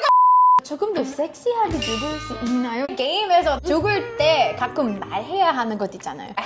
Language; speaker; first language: Korean; non-native, fluent; English